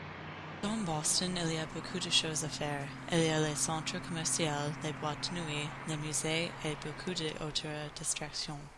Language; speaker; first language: French; non-native, learner; English